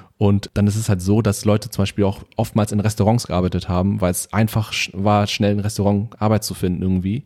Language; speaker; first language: German; native; German